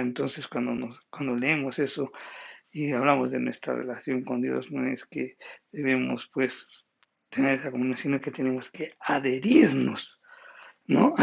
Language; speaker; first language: Spanish; native; Spanish